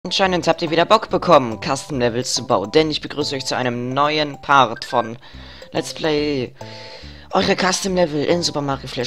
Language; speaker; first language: German; native; German